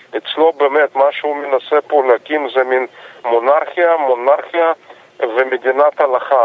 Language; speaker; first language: Hebrew; non-native, fluent; Russian